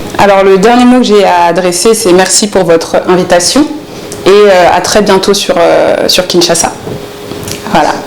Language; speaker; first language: French; early bilingual, other home language; Lingala